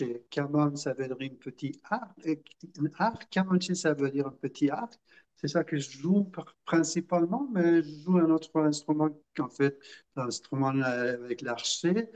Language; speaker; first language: French; non-native, fluent; Persian